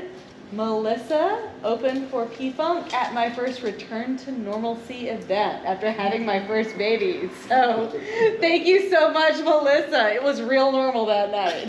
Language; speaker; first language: English; native; English